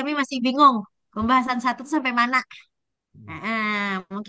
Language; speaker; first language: Indonesian; native; Indonesian